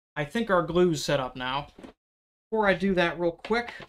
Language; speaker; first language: English; native; English